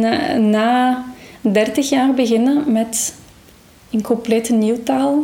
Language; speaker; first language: Dutch; non-native, fluent; Portuguese